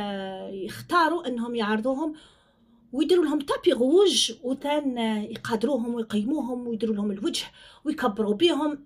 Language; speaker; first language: Arabic; native; Arabic